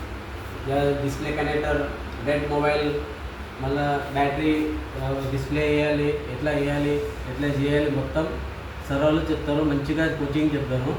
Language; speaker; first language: Telugu; non-native, learner; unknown